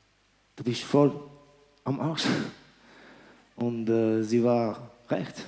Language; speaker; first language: German; non-native, fluent; French